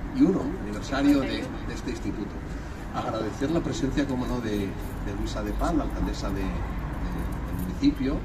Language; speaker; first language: Spanish; native; Spanish